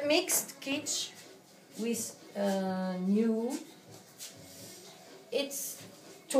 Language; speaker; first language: English; non-native, learner; French